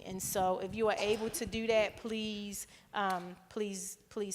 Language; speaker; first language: English; native; English